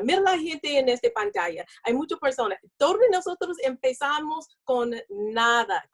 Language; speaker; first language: Spanish; non-native, learner; English